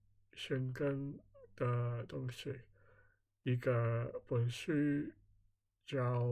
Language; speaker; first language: Chinese; non-native, learner; English